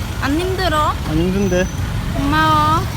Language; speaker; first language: Korean; non-native, learner; Khmer